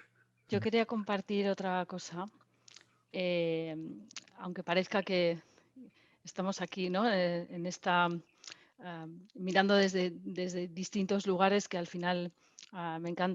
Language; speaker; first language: Spanish; native; Spanish